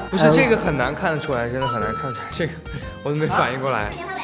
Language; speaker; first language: Chinese; native; Chinese